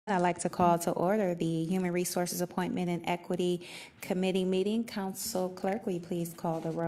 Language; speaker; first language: English; native; English